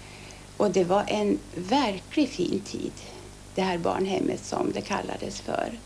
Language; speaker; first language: Swedish; early bilingual, other home language; Finnish